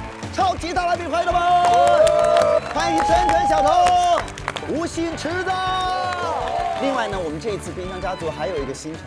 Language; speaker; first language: Chinese; native; Chinese